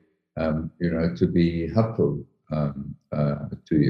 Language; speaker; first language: English; native; English